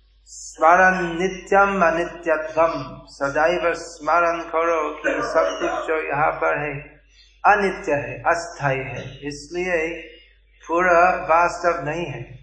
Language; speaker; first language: Hindi; non-native, fluent; English